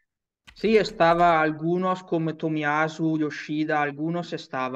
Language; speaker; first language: Spanish; non-native, learner; Italian